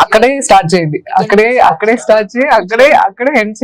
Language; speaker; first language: Telugu; non-native, learner; Tamil